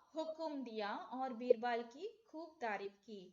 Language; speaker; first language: Hindi; non-native, local second language; Tamil